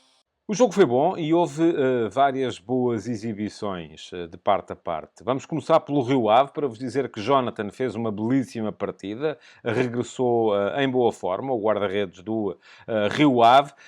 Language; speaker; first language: Portuguese; native; Portuguese